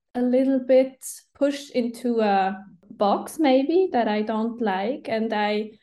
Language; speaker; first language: English; non-native, fluent; Swiss German